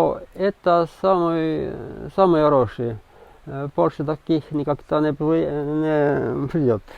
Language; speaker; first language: Russian; non-native, learner; Estonian